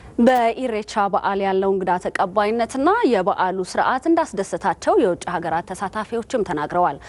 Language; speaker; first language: Amharic; native; Amharic